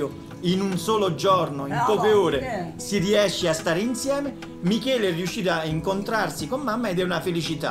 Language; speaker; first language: Italian; native; Italian